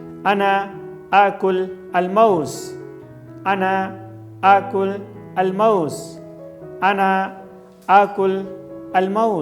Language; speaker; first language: Arabic; non-native, fluent; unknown